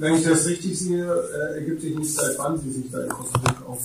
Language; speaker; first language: German; native; German